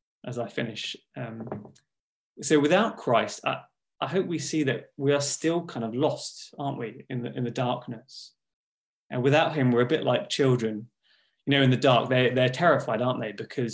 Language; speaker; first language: English; native; English